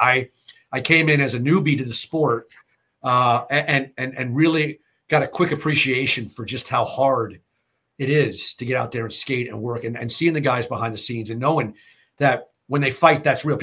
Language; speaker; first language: English; native; English